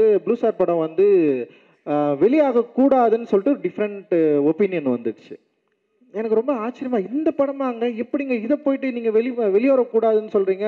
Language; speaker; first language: Tamil; native; Tamil